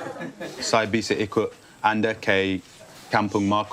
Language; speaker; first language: Indonesian; non-native, learner; English